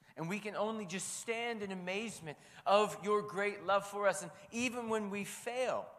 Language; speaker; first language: English; native; English